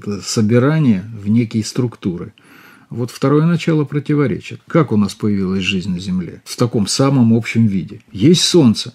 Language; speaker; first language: Russian; native; Russian